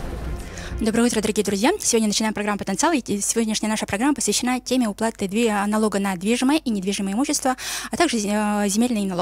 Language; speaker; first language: Russian; non-native, local second language; Kyrgyz